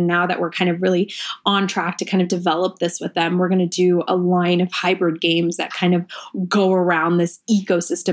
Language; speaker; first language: English; early bilingual, other home language; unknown